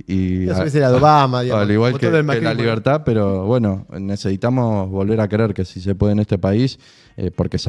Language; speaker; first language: Spanish; native; Spanish